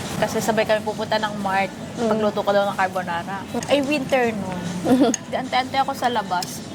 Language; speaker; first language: Filipino; native; Filipino